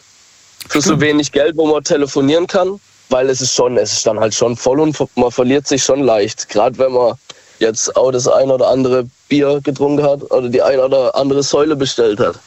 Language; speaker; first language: German; native; German